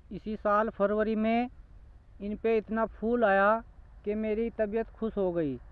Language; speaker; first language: Hindi; native; Hindi